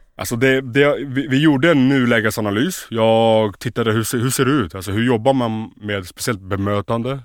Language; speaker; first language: Swedish; native; Swedish